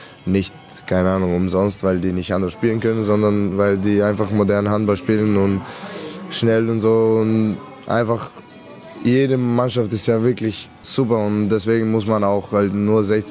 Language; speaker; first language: German; non-native, fluent; Serbian